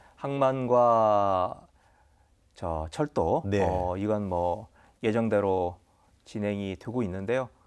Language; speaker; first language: Korean; native; Korean